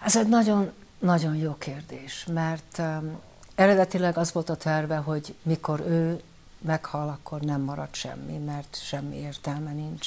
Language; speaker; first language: Hungarian; early bilingual, heritage; Hungarian